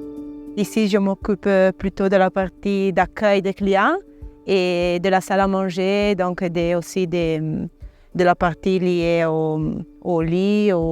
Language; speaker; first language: French; non-native, local second language; Italian